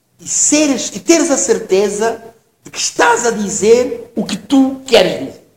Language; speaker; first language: Portuguese; non-native, local second language; Tsonga